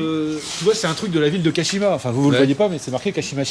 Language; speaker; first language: French; native; French